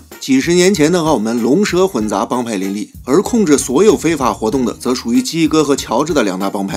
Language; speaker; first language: Chinese; native; Chinese